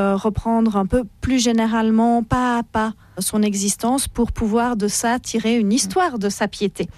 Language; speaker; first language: French; native; French